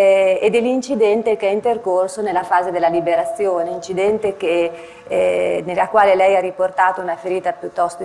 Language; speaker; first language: Italian; native; Italian